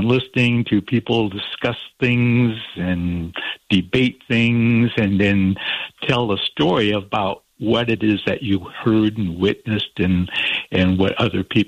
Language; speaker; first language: English; native; English